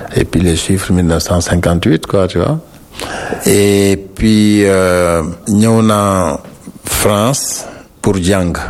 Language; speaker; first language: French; non-native, local second language; Wolof